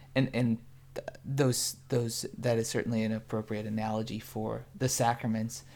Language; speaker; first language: English; native; English